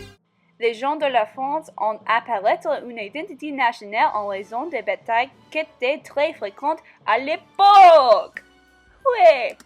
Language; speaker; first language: French; non-native, learner; English